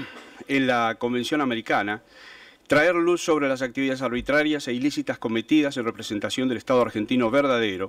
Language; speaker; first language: Spanish; native; Spanish